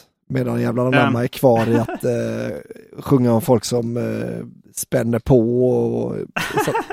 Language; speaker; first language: Swedish; native; Swedish